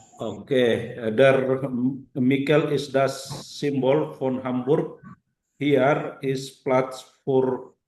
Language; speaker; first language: German; non-native, learner; Indonesian